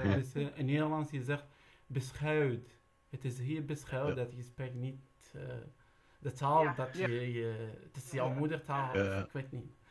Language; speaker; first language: Dutch; non-native, learner; Arabic